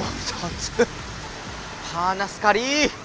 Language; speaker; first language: Indonesian; non-native, learner; Japanese